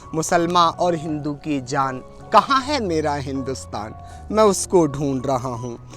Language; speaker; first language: Hindi; native; Hindi